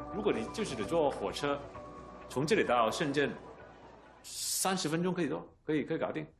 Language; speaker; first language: Chinese; native; Chinese